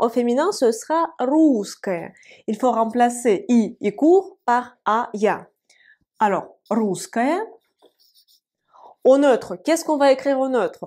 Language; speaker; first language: French; non-native, fluent; Russian